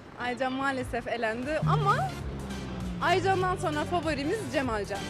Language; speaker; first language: Turkish; early bilingual, heritage; Turkish